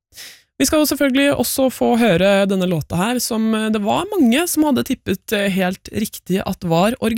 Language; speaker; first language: Norwegian; native; Norwegian